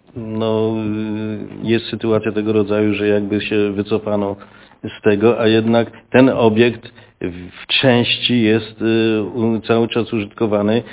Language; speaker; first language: Polish; native; Polish